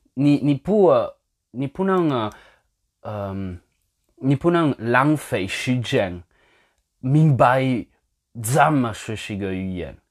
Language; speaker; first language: Chinese; non-native, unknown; French